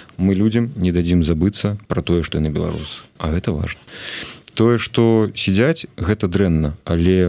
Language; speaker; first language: Belarusian; non-native, local second language; Russian